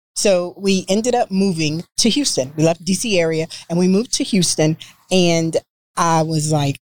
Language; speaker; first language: English; native; English